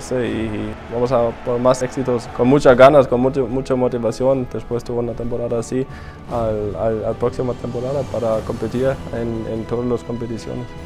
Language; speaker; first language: Spanish; non-native, fluent; German